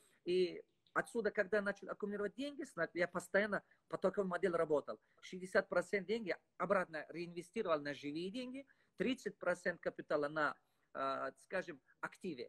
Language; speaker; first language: Russian; non-native, fluent; Tajik